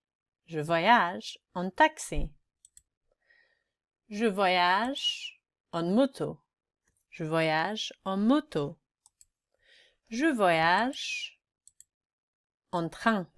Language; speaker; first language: French; non-native, fluent; English